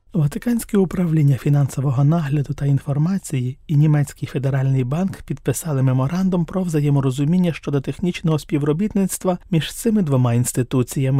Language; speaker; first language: Ukrainian; native; Ukrainian